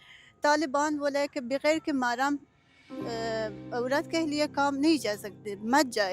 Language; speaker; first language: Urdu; non-native, learner; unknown